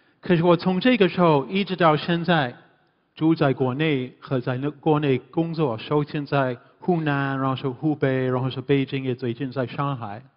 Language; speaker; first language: Chinese; non-native, fluent; English